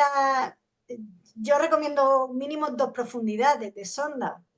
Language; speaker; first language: Spanish; native; Spanish